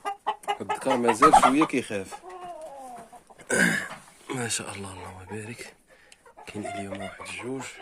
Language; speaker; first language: Arabic; native; Arabic